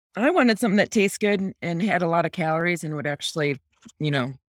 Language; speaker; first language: English; native; English